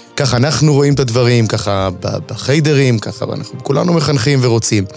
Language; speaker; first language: Hebrew; native; Hebrew